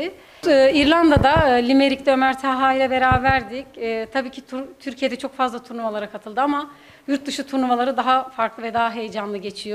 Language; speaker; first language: Turkish; native; Turkish